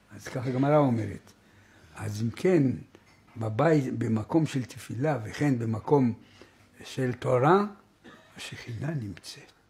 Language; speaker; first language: Hebrew; native; Hebrew